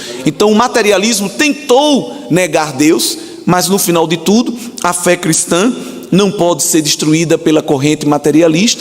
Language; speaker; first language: Portuguese; native; Portuguese